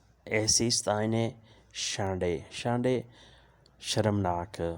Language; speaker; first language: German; non-native, learner; Urdu